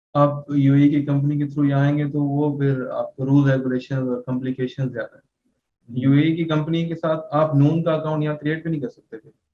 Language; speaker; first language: Urdu; non-native, local second language; Punjabi